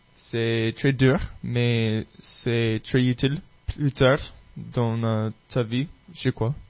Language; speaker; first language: French; non-native, learner; English